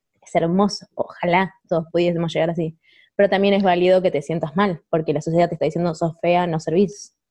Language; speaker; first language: Spanish; native; Spanish